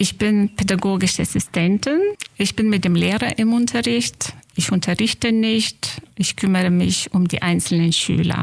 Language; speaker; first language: German; non-native, fluent; Lithuanian